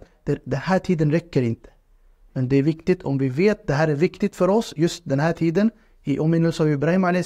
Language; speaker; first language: Swedish; non-native, fluent; Urdu